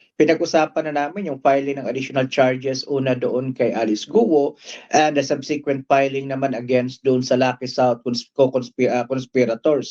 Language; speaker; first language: Filipino; native; Filipino